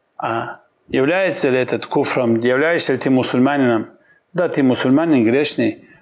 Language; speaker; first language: Russian; non-native, local second language; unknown